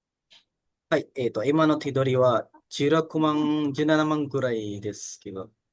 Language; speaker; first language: Japanese; non-native, learner; Indonesian